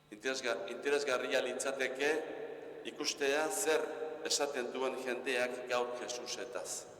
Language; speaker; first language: Basque; native; Basque